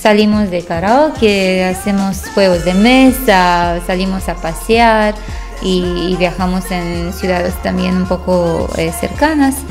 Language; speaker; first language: Spanish; non-native, fluent; Romanian